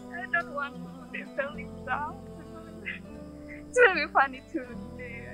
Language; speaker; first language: English; non-native, learner; Indonesian